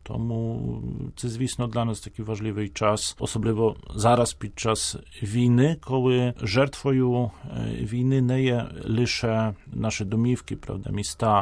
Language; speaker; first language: Ukrainian; non-native, fluent; Polish